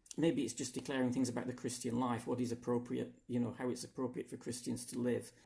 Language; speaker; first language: English; native; English